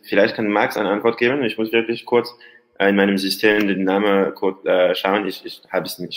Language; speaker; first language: German; non-native, learner; French